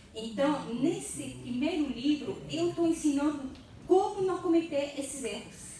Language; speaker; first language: Portuguese; non-native, fluent; French